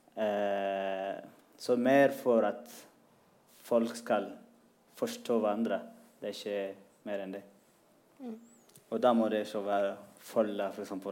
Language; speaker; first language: Norwegian; non-native, fluent; Tigrinya